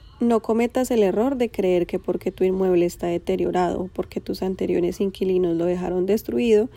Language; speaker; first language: Spanish; native; Spanish